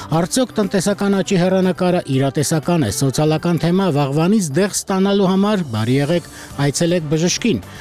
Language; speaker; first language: Armenian; native; Armenian